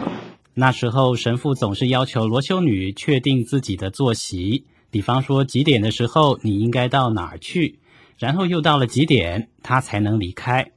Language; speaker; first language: Chinese; native; Chinese